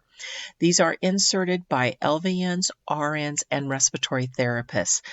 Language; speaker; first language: English; native; English